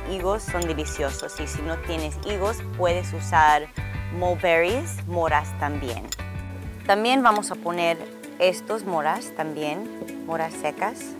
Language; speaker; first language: Spanish; non-native, fluent; English